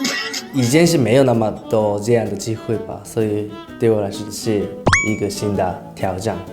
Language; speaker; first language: Chinese; non-native, learner; Japanese